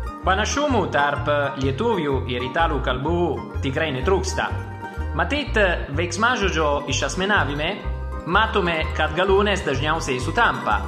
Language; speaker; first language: Lithuanian; non-native, fluent; Italian